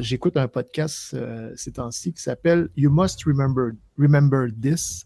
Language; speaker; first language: French; native; French